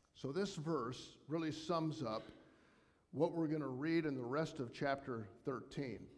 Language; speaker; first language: English; native; English